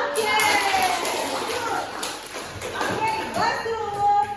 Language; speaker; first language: English; non-native, fluent; Indonesian